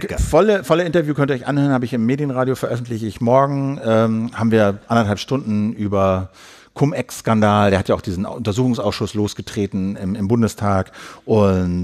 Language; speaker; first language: German; native; German